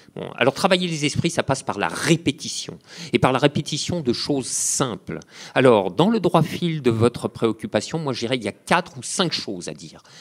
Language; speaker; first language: French; native; French